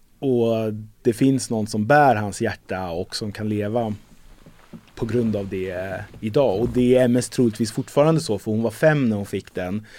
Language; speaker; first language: Swedish; native; Swedish